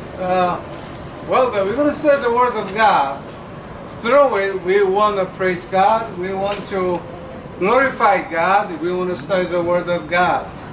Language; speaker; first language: English; non-native, fluent; Korean